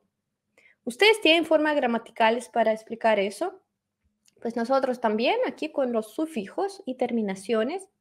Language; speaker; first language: Spanish; non-native, fluent; Russian